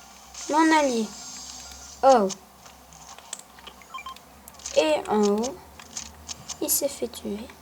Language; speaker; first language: French; native; French